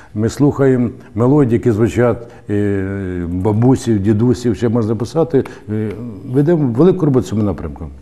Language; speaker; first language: Ukrainian; native; Ukrainian